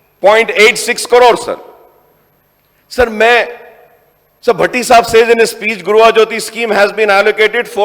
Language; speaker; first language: English; non-native, local second language; Urdu